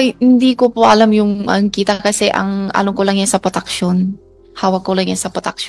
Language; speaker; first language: Filipino; non-native, learner; Chinese